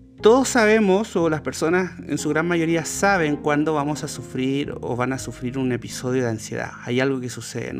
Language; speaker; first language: Spanish; native; Spanish